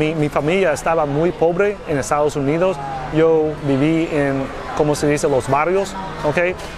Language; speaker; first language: Spanish; non-native, learner; English